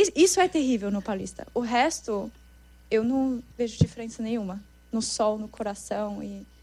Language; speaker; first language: Portuguese; non-native, fluent; German